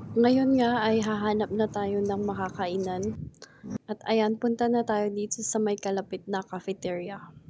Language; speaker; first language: Filipino; native; Filipino